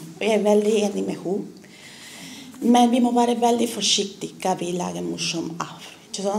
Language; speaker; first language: Norwegian; non-native, learner; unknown